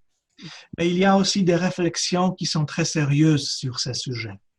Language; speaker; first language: French; non-native, fluent; Polish